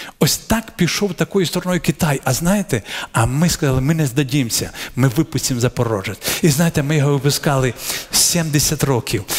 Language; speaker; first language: Ukrainian; non-native, local second language; Russian